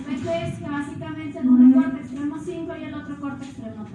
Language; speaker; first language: Spanish; native; Spanish